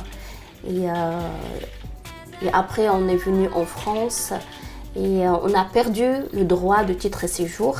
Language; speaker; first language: French; non-native, local second language; Arabic